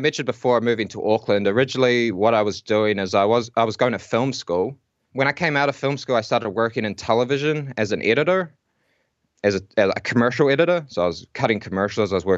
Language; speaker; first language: English; native; English